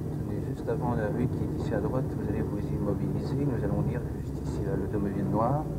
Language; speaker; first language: French; native; French